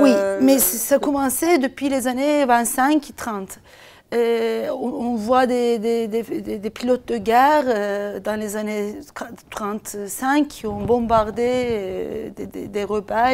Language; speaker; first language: French; non-native, fluent; Turkish